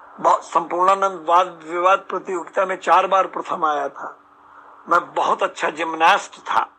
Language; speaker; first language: Hindi; native; Hindi